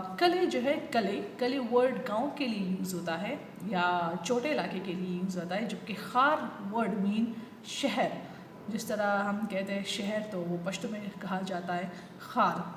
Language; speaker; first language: Urdu; non-native, local second language; Pashto